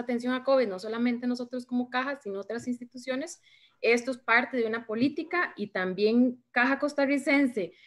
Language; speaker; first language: Spanish; native; Spanish